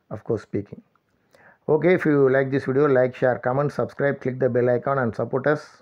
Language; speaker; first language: English; non-native, local second language; Tamil